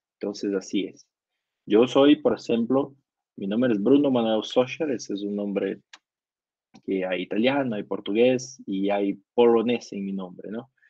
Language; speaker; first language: Spanish; non-native, learner; Portuguese